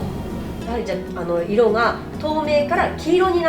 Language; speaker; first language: Japanese; native; Japanese